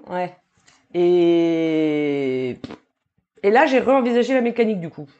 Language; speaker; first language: French; native; French